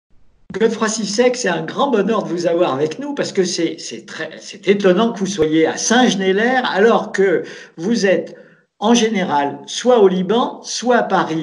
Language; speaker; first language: French; native; French